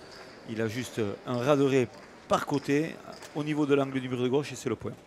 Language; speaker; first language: French; native; French